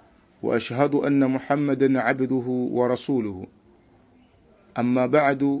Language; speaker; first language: Arabic; non-native, fluent; Swahili